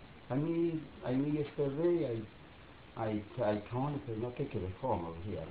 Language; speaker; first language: English; non-native, learner; Spanish